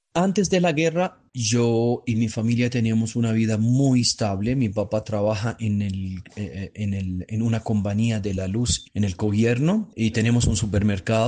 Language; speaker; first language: Spanish; non-native, fluent; Arabic